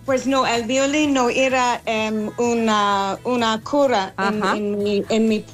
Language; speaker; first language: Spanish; non-native, learner; English